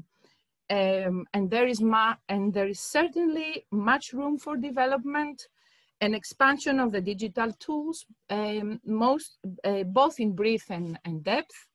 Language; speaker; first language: English; non-native, fluent; Greek